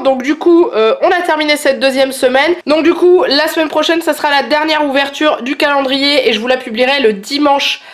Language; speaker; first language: French; native; French